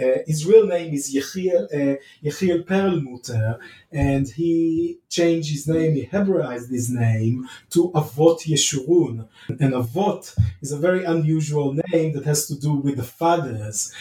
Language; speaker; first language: English; non-native, fluent; Hebrew